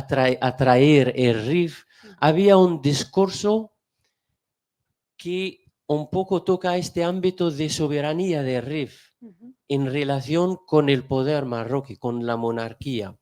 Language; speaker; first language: Spanish; non-native, fluent; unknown